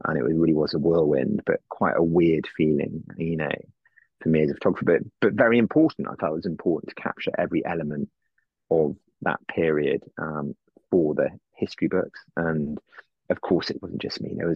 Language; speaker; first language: English; native; English